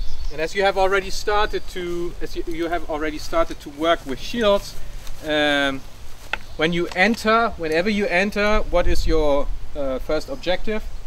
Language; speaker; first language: English; non-native, fluent; German